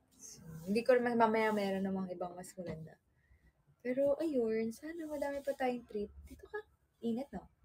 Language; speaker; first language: Filipino; native; Filipino